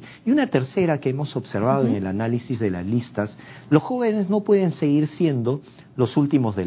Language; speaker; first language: Spanish; native; Spanish